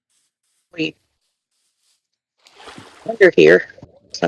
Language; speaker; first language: English; native; English